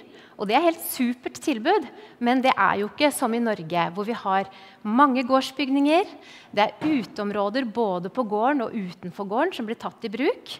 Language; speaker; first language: Norwegian; native; Norwegian